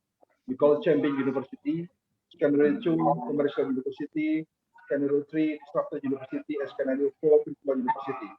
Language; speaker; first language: English; non-native, fluent; Indonesian